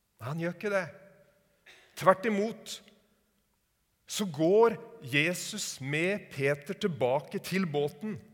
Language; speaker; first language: Norwegian; native; Norwegian